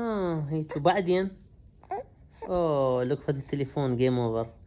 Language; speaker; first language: Arabic; native; Arabic